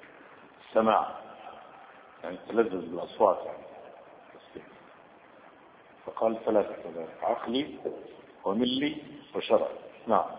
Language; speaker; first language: Arabic; native; Arabic